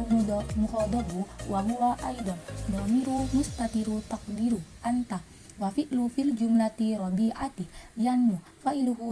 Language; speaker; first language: Arabic; non-native, learner; Indonesian